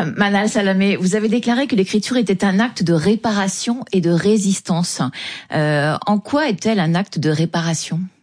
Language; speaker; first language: French; native; French